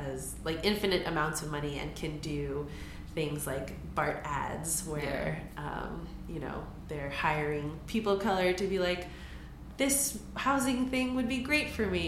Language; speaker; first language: English; native; English